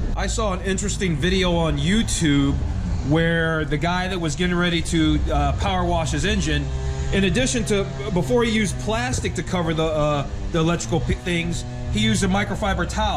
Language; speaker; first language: English; native; English